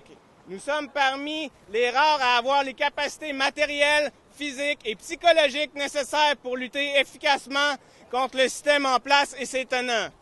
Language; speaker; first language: French; native; French